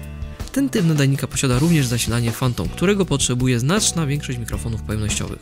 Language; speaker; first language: Polish; native; Polish